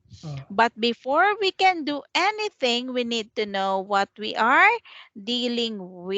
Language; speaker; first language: English; non-native, fluent; Vietnamese